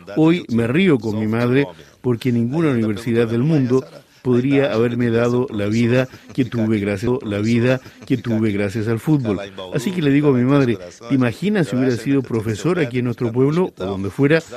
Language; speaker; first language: Spanish; non-native, fluent; Portuguese